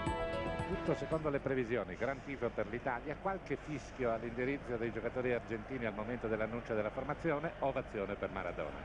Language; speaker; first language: Italian; native; Italian